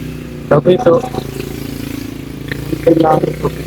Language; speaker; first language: Filipino; non-native, learner; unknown